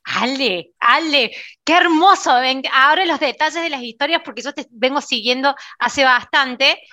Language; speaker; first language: Spanish; native; Spanish